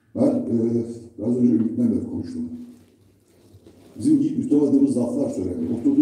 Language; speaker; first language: Turkish; native; Turkish